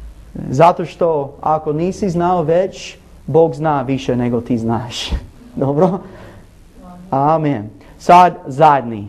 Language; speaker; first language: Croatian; non-native, learner; English